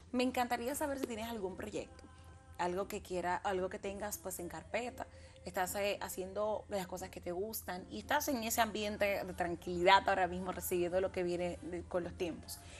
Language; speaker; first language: Spanish; native; Spanish